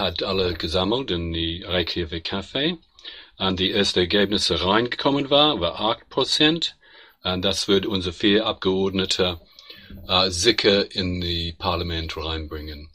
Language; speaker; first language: German; non-native, learner; English